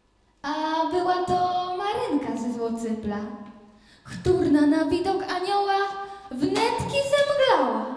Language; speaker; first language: Polish; native; Polish